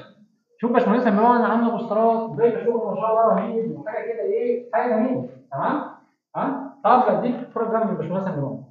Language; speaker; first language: Arabic; native; Arabic